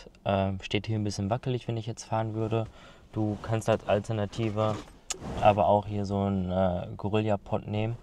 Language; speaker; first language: German; native; German